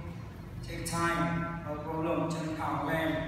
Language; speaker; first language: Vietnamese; non-native, learner; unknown